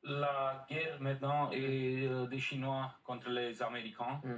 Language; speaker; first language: French; non-native, learner; Romanian